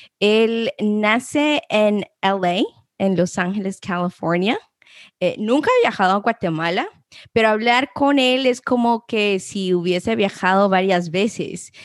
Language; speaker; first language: Spanish; early bilingual, heritage; Spanish